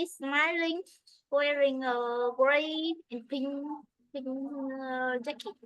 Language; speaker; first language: English; non-native, learner; Vietnamese